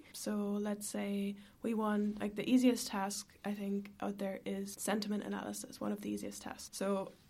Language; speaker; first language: English; non-native, fluent; German